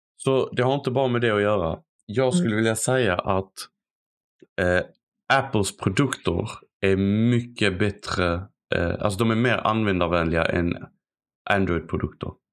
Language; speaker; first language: Swedish; early bilingual, other home language; Arabic